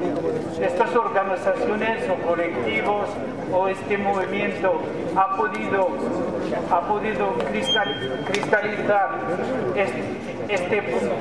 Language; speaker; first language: Spanish; non-native, fluent; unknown